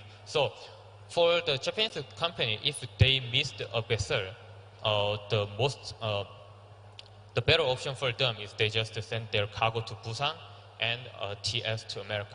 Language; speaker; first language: English; non-native, learner; Korean